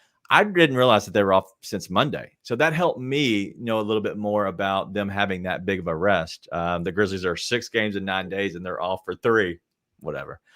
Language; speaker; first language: English; native; English